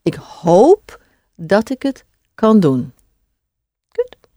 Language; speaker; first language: Dutch; non-native, fluent; English